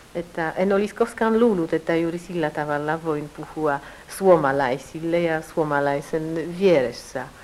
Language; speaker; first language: Finnish; early bilingual, heritage; Polish